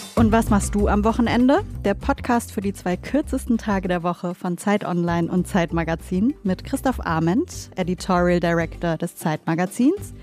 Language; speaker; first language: German; native; German